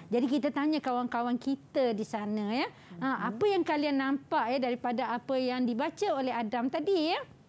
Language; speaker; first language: Malay; native; Malay